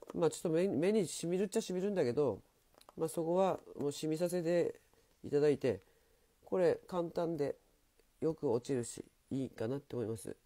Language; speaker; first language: Japanese; native; Japanese